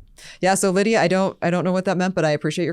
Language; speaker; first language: English; native; English